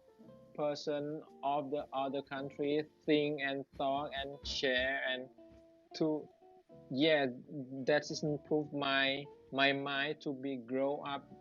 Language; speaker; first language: English; non-native, learner; Thai